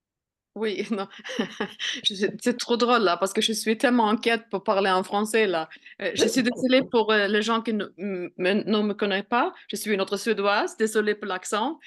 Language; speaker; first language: French; non-native, fluent; Swedish